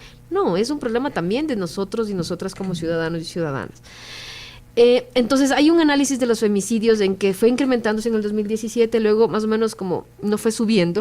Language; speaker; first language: Spanish; native; Spanish